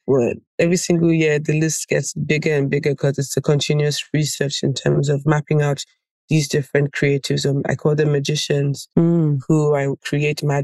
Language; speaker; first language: English; non-native, local second language; Yoruba